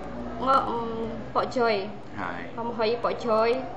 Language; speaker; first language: Cantonese; non-native, learner; Indonesian